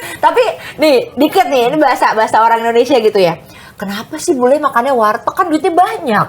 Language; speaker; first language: Indonesian; native; Indonesian